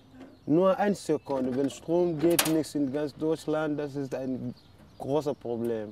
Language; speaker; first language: German; non-native, learner; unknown